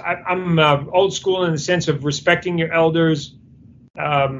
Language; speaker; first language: English; native; English